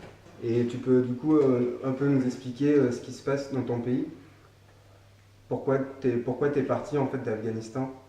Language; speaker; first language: French; native; French